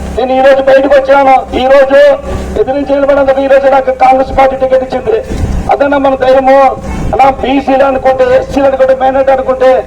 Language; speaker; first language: Telugu; native; Telugu